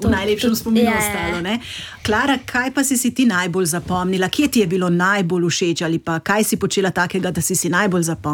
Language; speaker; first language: Slovenian; native; Slovenian